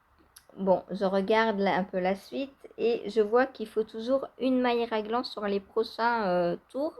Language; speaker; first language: French; native; French